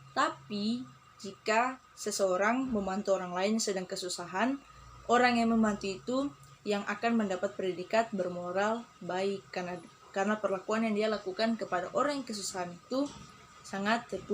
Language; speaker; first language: Indonesian; native; Indonesian